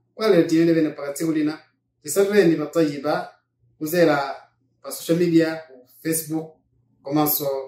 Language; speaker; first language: Nyanja; non-native, local second language; Yao